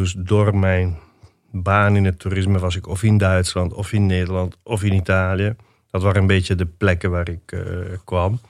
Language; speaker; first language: Dutch; non-native, fluent; Italian